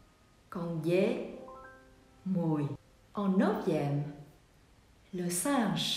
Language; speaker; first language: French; non-native, fluent; Vietnamese